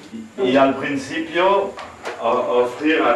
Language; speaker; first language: Spanish; non-native, fluent; French